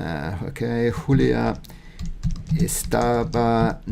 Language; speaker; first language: Spanish; non-native, learner; English